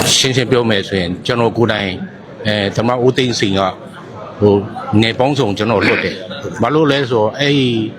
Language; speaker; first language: Burmese; non-native, local second language; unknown